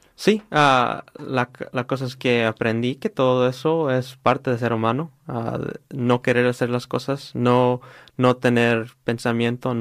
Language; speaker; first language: Spanish; early bilingual, heritage; Spanish